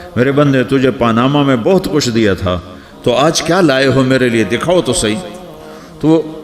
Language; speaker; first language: Urdu; non-native, local second language; Punjabi